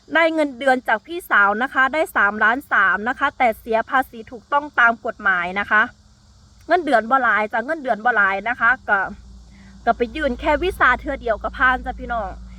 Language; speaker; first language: Thai; native; Thai